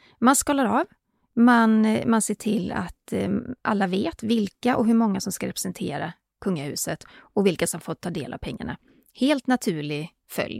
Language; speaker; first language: Swedish; native; Swedish